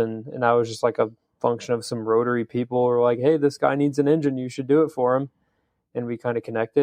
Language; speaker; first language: English; native; English